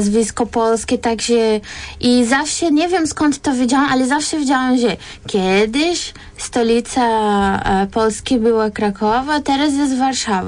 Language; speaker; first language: Polish; non-native, fluent; Portuguese